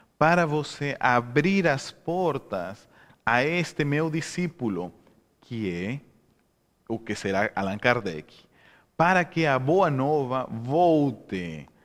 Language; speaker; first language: Portuguese; non-native, fluent; Spanish